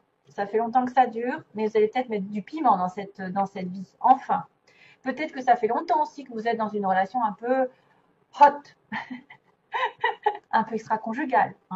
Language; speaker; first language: French; native; French